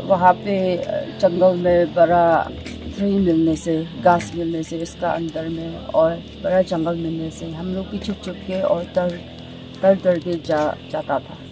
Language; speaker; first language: Hindi; non-native, local second language; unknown